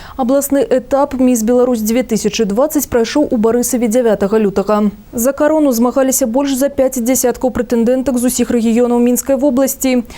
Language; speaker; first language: Belarusian; native; Belarusian